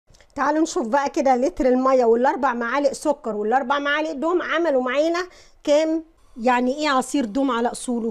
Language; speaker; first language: Arabic; native; Arabic